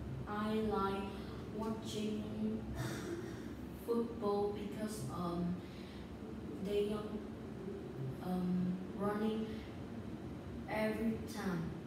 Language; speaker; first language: English; non-native, learner; Vietnamese